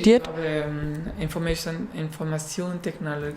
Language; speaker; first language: German; non-native, learner; Pashto